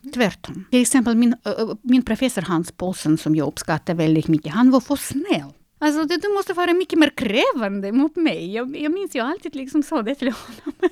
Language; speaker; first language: Swedish; non-native, fluent; Russian